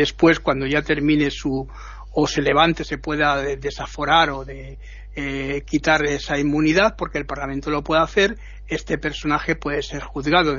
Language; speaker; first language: Spanish; native; Spanish